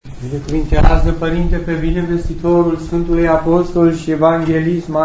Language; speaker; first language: Romanian; native; Romanian